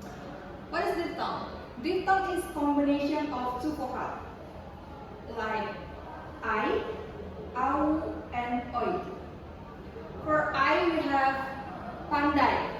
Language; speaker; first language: English; non-native, learner; Indonesian